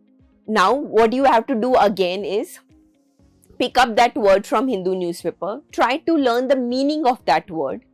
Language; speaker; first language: English; non-native, local second language; Hindi